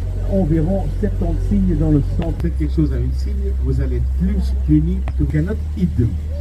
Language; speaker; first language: French; non-native, fluent; Dutch